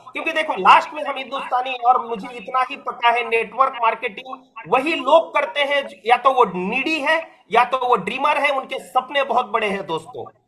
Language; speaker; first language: Hindi; non-native, local second language; Marathi